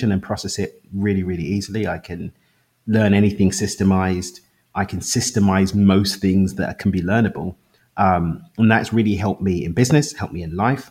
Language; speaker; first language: English; native; English